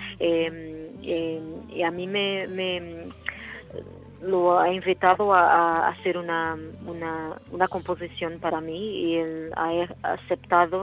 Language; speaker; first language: Spanish; non-native, learner; Portuguese